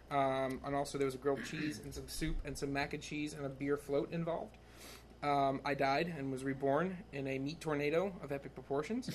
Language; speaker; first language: English; native; English